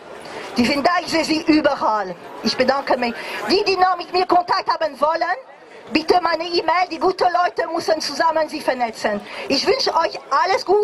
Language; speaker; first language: German; non-native, fluent; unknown